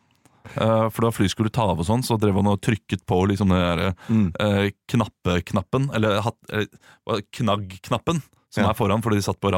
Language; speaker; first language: Norwegian; native; Norwegian